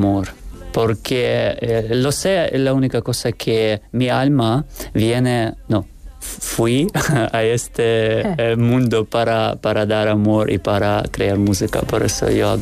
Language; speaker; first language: Spanish; non-native, learner; Ukrainian